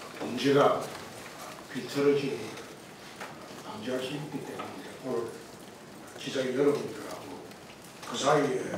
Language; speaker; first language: Korean; native; Korean